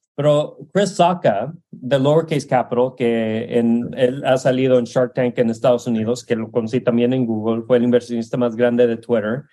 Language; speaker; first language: Spanish; early bilingual, heritage; Spanish